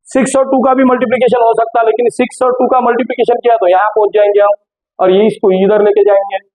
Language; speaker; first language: Hindi; non-native, local second language; Marathi